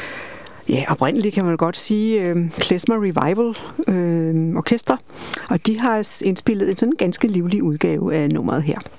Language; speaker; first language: Danish; native; Danish